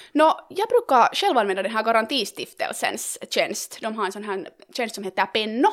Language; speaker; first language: Swedish; native; Swedish